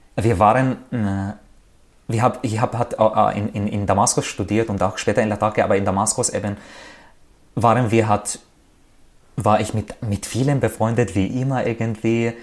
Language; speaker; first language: German; non-native, fluent; Arabic